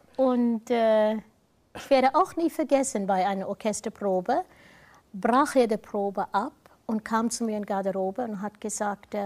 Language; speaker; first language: German; non-native, fluent; English